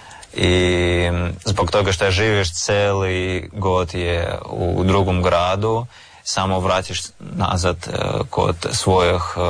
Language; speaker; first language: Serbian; non-native, learner; Russian